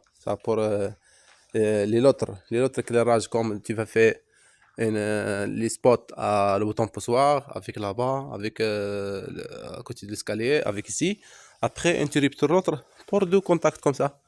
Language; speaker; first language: French; non-native, local second language; Arabic